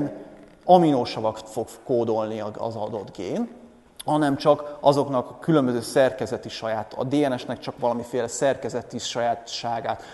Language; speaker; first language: Hungarian; native; Hungarian